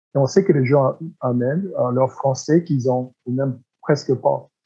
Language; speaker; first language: French; non-native, fluent; English